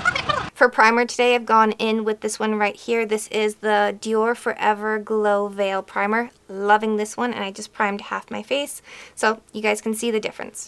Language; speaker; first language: English; native; English